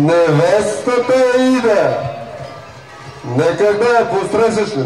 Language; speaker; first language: Bulgarian; native; Bulgarian